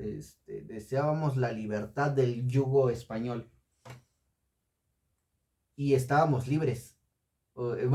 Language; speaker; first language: Spanish; native; Spanish